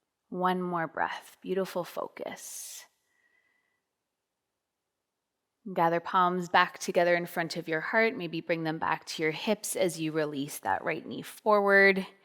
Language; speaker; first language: English; native; English